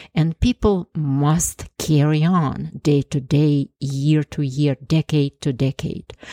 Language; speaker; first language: English; non-native, fluent; Ukrainian